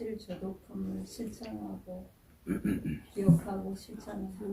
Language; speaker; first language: Korean; native; Korean